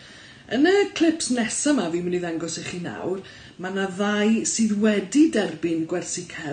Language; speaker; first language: Welsh; native; Welsh